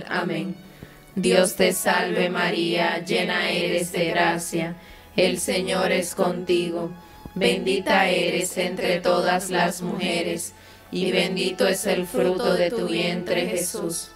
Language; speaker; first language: Spanish; native; Spanish